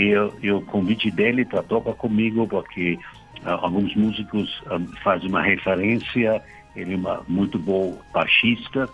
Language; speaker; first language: Portuguese; non-native, learner; German